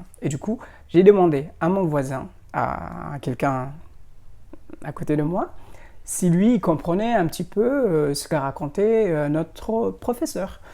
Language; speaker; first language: French; non-native, fluent; Indonesian